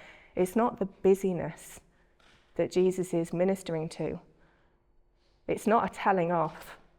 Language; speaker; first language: English; native; English